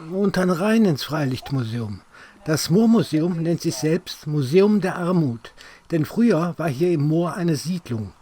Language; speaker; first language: German; native; German